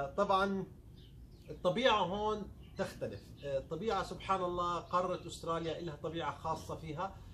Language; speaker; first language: Arabic; native; Arabic